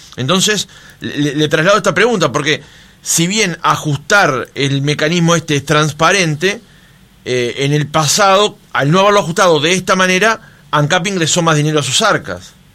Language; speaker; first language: Spanish; native; Spanish